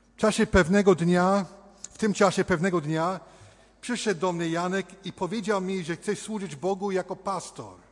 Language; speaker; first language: Polish; early bilingual, heritage; Polish